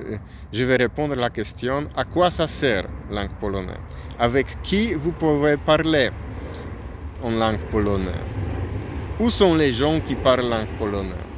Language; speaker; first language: French; non-native, learner; Polish